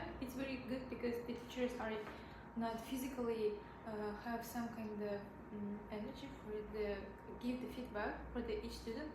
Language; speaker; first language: English; non-native, learner; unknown